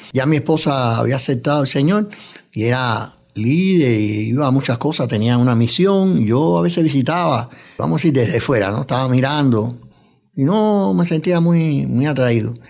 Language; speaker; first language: Spanish; native; Spanish